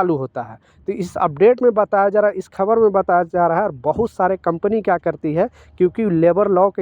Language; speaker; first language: Hindi; native; Hindi